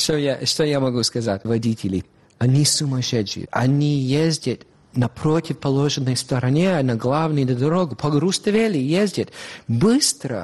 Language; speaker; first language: Russian; non-native, fluent; English